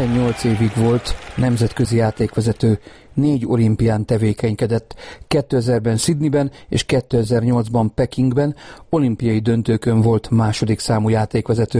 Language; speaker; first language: Hungarian; native; Hungarian